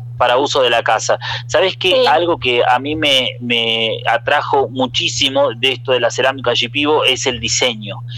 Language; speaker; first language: Spanish; native; Spanish